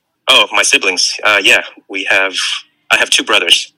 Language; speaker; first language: English; early bilingual, other home language; Lao